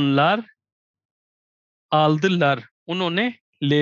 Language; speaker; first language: Turkish; non-native, fluent; Urdu